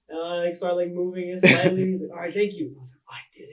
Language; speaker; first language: English; native; English